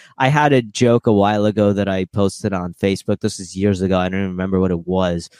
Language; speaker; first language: English; early bilingual, other home language; Russian